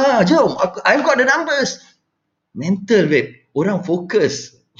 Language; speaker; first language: English; non-native, local second language; Malay